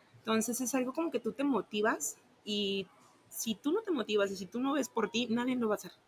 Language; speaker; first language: Spanish; native; Spanish